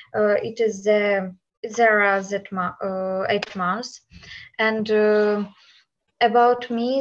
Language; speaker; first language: English; non-native, learner; Ukrainian